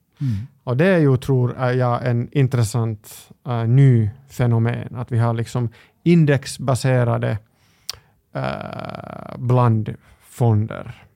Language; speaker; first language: Swedish; non-native, local second language; Finnish